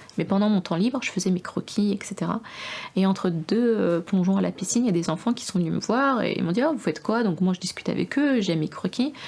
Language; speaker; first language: French; early bilingual, other home language; Russian